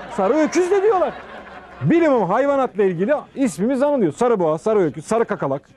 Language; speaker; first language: Turkish; native; Turkish